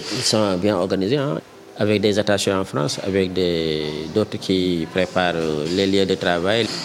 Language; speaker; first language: French; non-native, local second language; Wolof